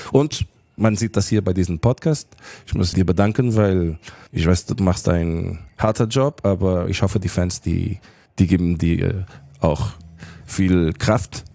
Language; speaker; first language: German; non-native, fluent; Portuguese